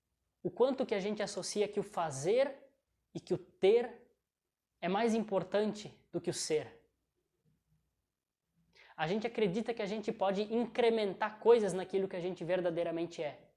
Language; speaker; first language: Portuguese; native; Portuguese